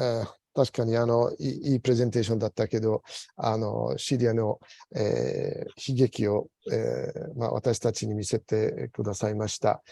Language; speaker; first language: Japanese; non-native, fluent; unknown